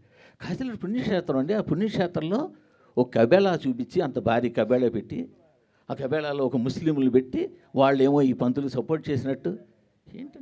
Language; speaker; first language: Telugu; native; Telugu